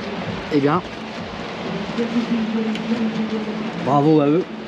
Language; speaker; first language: French; native; French